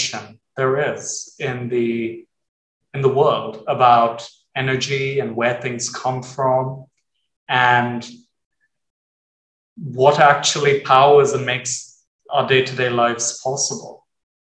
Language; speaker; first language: English; native; English